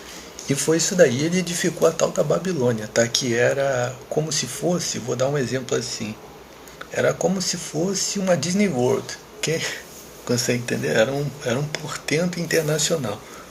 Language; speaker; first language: Portuguese; native; Portuguese